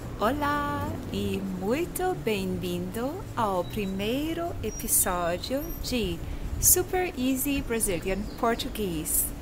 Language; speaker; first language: Portuguese; non-native, fluent; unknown